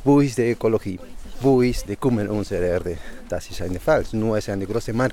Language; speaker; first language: German; non-native, learner; Spanish